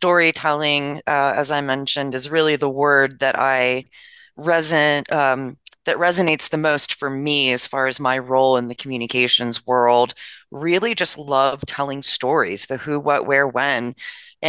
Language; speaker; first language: English; native; English